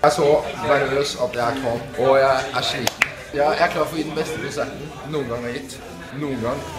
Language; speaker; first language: Norwegian; native; Norwegian